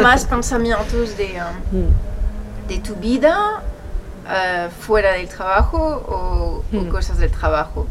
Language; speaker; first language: Spanish; non-native, fluent; French